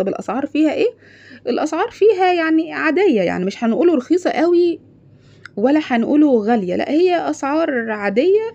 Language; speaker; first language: Arabic; native; Arabic